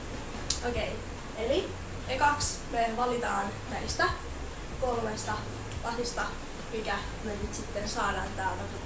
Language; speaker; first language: Finnish; native; Finnish